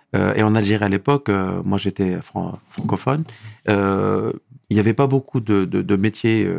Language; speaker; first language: French; non-native, local second language; Arabic